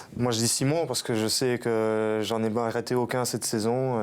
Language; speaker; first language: French; native; French